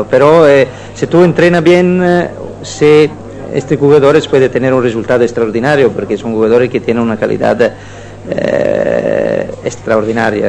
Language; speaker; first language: Spanish; non-native, fluent; Italian